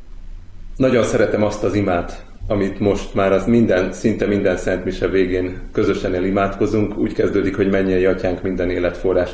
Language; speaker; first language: Hungarian; native; Hungarian